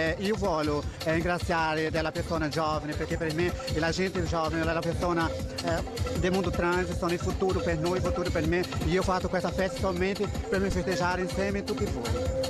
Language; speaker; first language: Italian; non-native, fluent; Portuguese